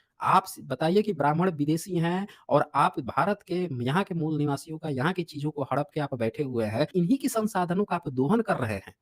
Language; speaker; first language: Hindi; native; Hindi